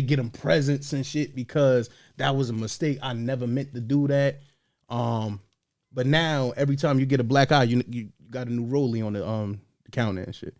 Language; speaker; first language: English; native; English